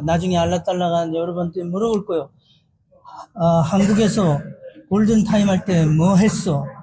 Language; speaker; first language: Korean; non-native, learner; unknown